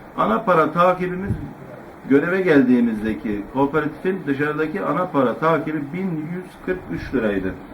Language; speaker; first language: Turkish; native; Turkish